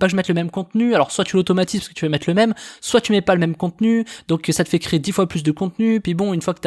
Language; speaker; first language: French; native; French